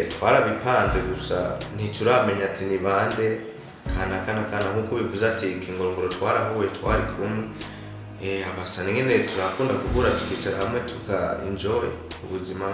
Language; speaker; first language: Rundi; early bilingual, heritage; Rundi